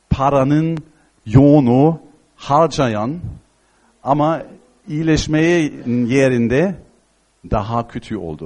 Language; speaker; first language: Turkish; non-native, fluent; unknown